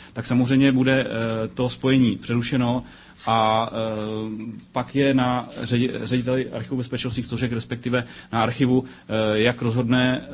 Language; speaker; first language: Czech; native; Czech